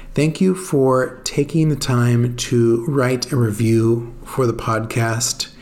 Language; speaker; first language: English; native; English